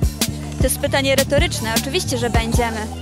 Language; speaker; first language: Polish; native; Polish